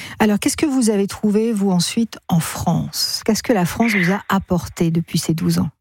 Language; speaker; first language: French; native; French